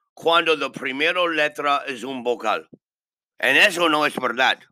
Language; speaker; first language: Spanish; non-native, learner; English